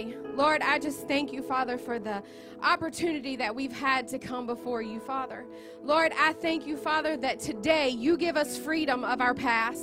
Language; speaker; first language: English; native; English